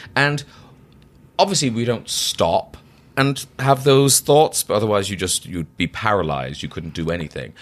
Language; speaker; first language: English; native; English